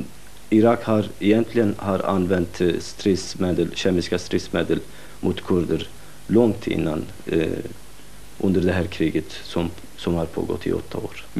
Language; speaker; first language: Swedish; non-native, fluent; Kurdish